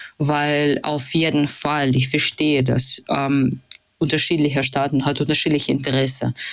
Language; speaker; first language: German; non-native, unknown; Russian